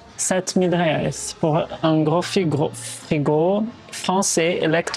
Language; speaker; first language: French; non-native, fluent; Portuguese